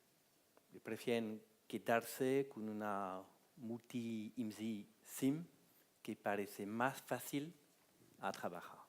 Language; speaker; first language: Spanish; non-native, fluent; French